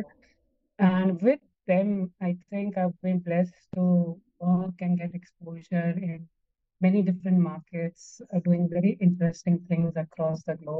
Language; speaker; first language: English; non-native, local second language; Gujarati